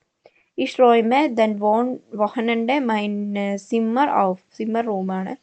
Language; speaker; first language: German; non-native, learner; Malayalam